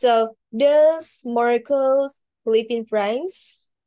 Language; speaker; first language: English; non-native, learner; Vietnamese